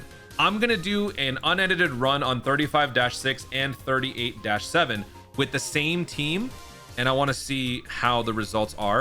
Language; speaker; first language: English; native; English